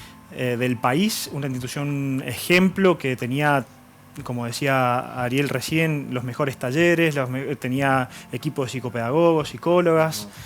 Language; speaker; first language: Spanish; native; Spanish